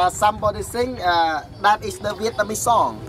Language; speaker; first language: English; non-native, fluent; Khmer